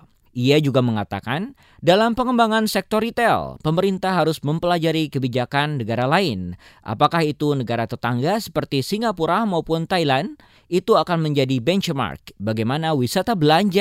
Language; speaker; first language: Indonesian; native; Indonesian